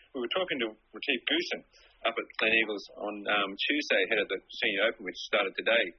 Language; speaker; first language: English; native; English